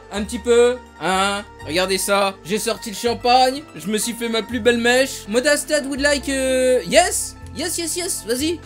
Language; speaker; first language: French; native; French